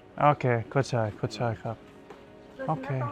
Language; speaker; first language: Thai; non-native, learner; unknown